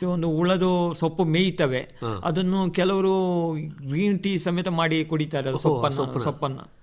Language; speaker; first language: Kannada; native; Kannada